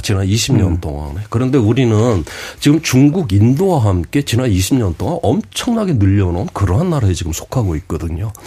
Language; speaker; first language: Korean; native; Korean